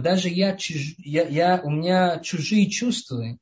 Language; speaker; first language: Russian; early bilingual, heritage; Russian